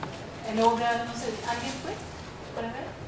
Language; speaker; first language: Spanish; non-native, learner; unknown